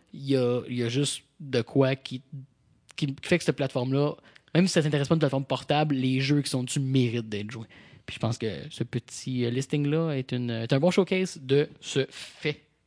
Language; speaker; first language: French; native; French